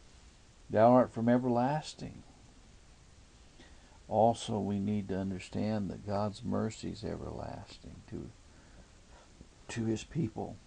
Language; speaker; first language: English; native; English